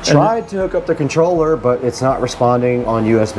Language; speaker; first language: English; native; English